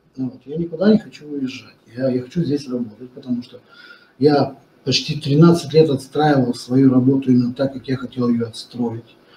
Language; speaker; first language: Russian; non-native, local second language; Romanian